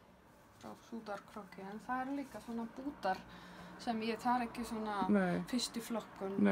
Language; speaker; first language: Icelandic; non-native, learner; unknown